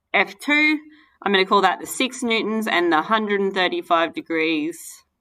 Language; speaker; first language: English; native; English